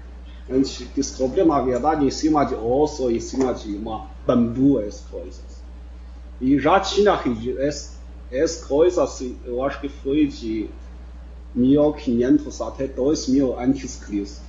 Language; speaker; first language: Portuguese; non-native, fluent; Chinese